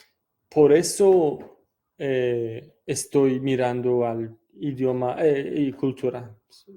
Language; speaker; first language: Spanish; non-native, fluent; Persian